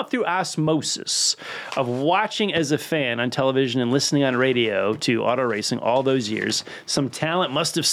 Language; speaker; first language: English; native; English